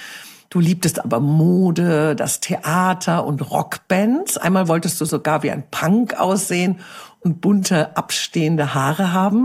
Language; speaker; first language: German; native; German